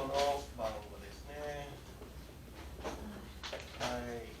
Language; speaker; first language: Japanese; non-native, fluent; English